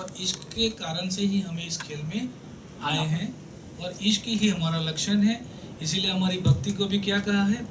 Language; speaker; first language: Hindi; non-native, local second language; Gujarati